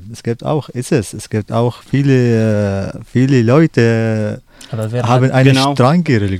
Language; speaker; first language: German; non-native, learner; Arabic